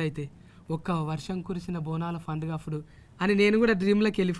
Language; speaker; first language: Telugu; native; Telugu